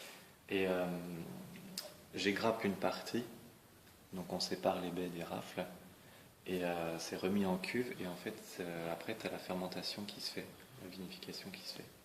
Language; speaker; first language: French; native; French